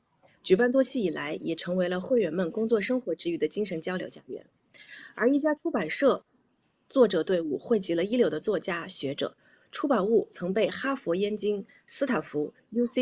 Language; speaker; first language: Chinese; native; Chinese